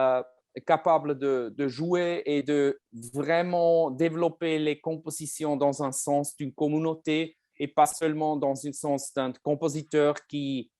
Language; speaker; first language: French; non-native, learner; German